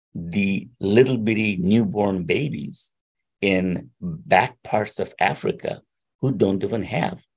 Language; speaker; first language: English; non-native, local second language; Bangla